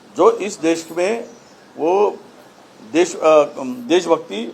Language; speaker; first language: Hindi; non-native, local second language; Marathi